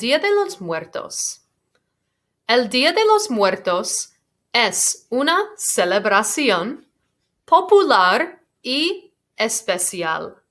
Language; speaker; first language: Spanish; non-native, fluent; English